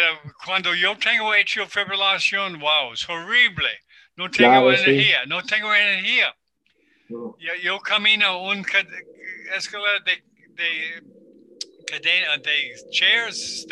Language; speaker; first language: Spanish; non-native, learner; English